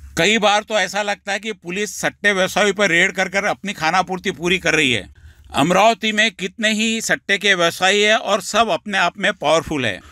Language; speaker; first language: Hindi; non-native, local second language; Marathi